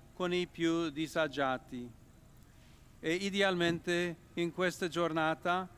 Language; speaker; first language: Italian; non-native, fluent; English